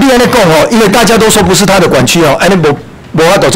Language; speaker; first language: Chinese; native; Chinese